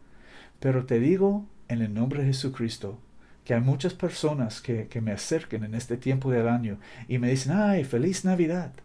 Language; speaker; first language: Spanish; non-native, fluent; English